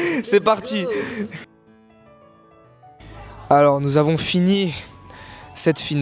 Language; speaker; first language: French; native; French